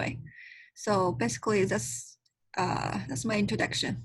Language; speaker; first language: English; non-native, learner; Chinese